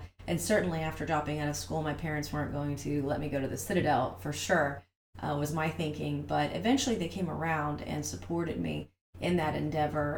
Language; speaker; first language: English; native; English